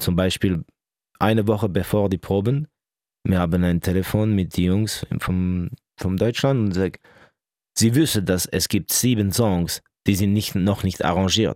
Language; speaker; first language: German; non-native, local second language; French